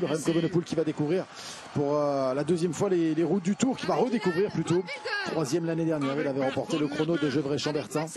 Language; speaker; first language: French; native; French